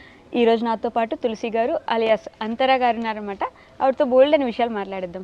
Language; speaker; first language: Telugu; native; Telugu